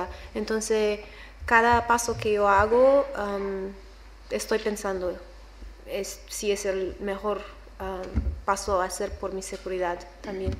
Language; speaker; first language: Spanish; non-native, learner; English